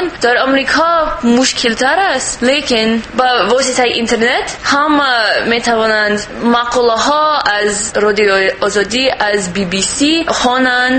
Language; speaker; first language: Persian; non-native, learner; English